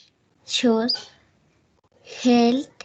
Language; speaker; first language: English; non-native, learner; Spanish